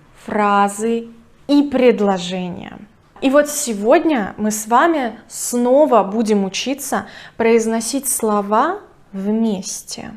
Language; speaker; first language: Russian; native; Russian